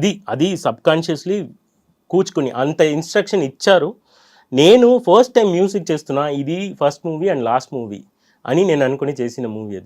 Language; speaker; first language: Telugu; non-native, learner; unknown